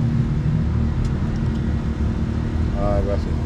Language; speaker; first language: Spanish; non-native, learner; English